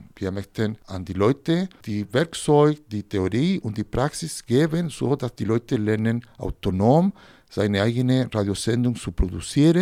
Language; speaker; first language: German; non-native, fluent; Spanish